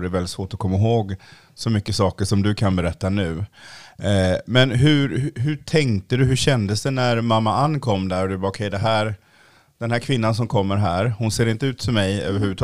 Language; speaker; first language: Swedish; native; Swedish